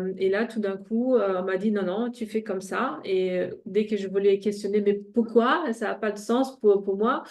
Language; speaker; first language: French; non-native, fluent; German